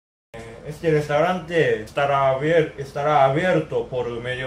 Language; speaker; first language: Spanish; non-native, learner; Japanese